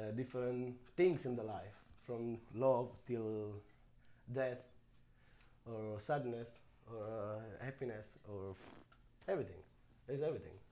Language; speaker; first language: English; non-native, learner; Italian